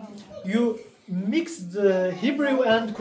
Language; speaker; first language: English; non-native, learner; Kurdish